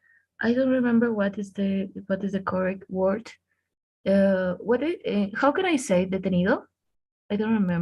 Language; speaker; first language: English; non-native, learner; Spanish